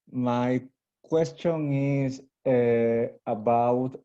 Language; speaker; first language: English; non-native, learner; Spanish